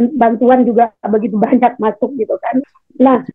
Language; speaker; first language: Indonesian; native; Indonesian